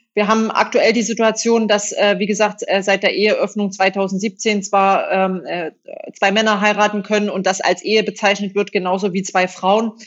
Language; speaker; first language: German; native; German